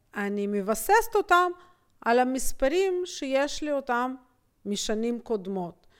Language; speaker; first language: Hebrew; native; Hebrew